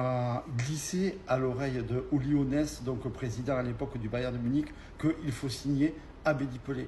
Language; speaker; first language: French; native; French